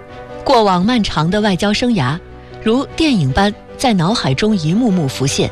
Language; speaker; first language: Chinese; native; Chinese